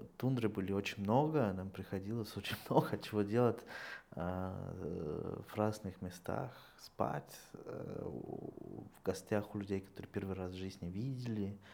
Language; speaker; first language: Russian; non-native, fluent; Spanish